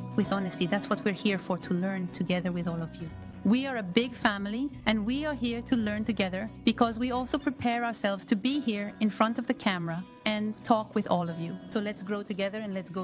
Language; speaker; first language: English; non-native, fluent; Spanish